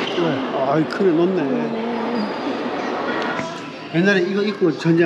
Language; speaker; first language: Korean; native; Korean